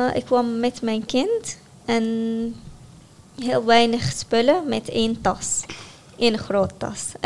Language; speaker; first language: Dutch; non-native, learner; Arabic